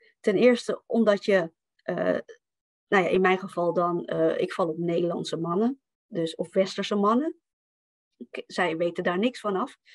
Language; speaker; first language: Dutch; native; Dutch